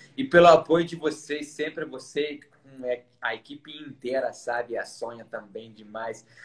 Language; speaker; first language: Portuguese; non-native, fluent; Arabic